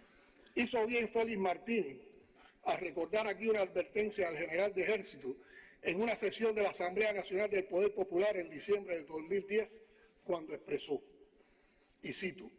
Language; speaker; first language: Spanish; native; Spanish